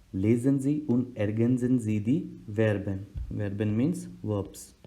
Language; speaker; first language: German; non-native, fluent; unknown